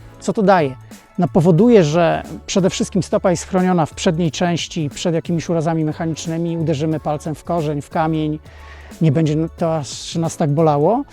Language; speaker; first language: Polish; native; Polish